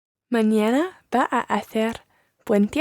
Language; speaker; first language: Spanish; non-native, learner; English